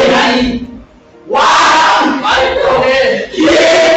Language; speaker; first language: English; non-native, fluent; Thai